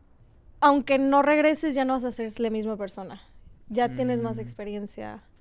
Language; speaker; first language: Spanish; early bilingual, heritage; Spanish